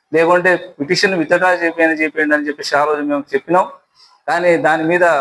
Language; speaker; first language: Telugu; non-native, local second language; Lambadi